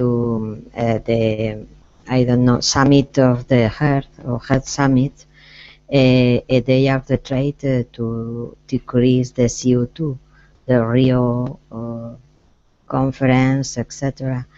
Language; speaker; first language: English; non-native, learner; Spanish